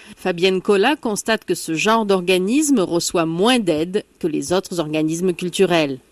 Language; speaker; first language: French; native; French